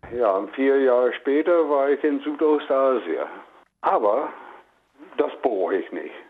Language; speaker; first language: German; non-native, fluent; English